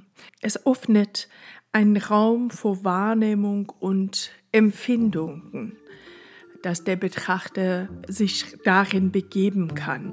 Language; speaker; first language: German; non-native, fluent; Persian